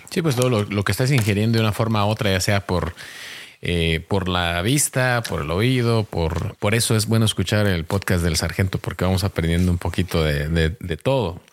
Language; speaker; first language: Spanish; early bilingual, heritage; Spanish